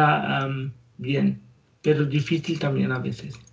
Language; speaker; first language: Spanish; non-native, learner; German